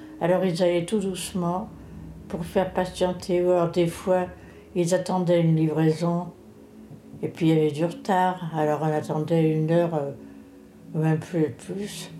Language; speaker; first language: French; native; French